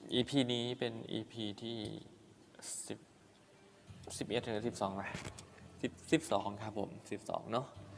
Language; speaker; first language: Thai; non-native, local second language; Northeastern Thai